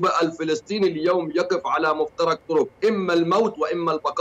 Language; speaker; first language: Arabic; native; Arabic